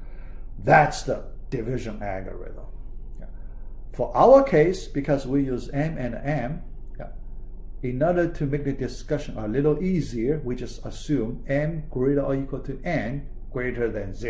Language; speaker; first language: English; non-native, fluent; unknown